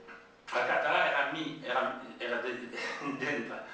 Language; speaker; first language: Catalan; non-native, local second language; French